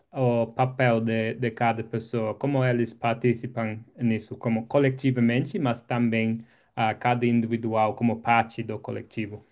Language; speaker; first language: Portuguese; non-native, fluent; English